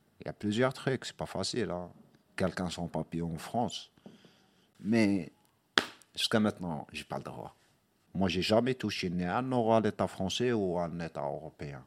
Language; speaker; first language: French; non-native, local second language; Arabic